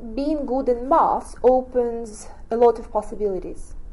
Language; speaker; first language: English; non-native, fluent; Russian